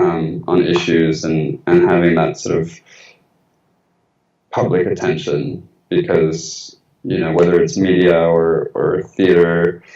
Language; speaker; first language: English; early bilingual, other home language; Spanish